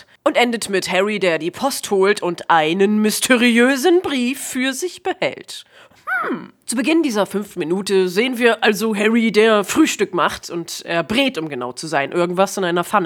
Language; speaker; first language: German; native; German